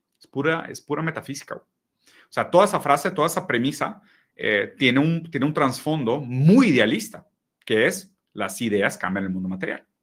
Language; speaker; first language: Spanish; early bilingual, other home language; Portuguese